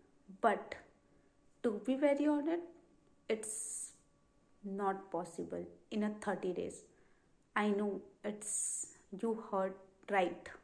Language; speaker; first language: English; non-native, learner; Hindi